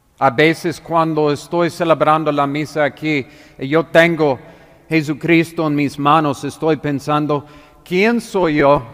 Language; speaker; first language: Spanish; non-native, fluent; English